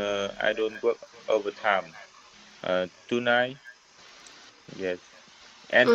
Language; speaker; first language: English; non-native, learner; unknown